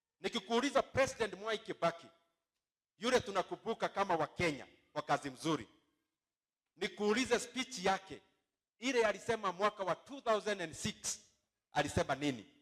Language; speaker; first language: Swahili; non-native, local second language; Kikuyu